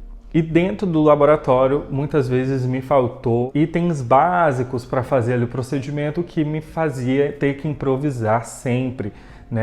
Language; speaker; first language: Portuguese; native; Portuguese